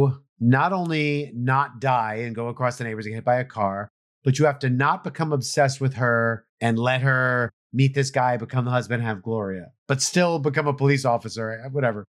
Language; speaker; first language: English; native; English